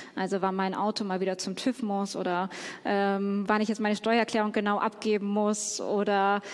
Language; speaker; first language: German; native; German